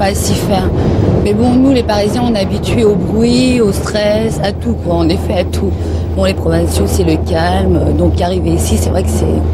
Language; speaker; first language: French; native; French